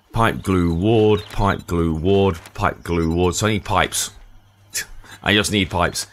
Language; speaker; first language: English; native; English